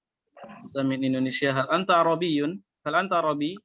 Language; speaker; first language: Arabic; non-native, fluent; Indonesian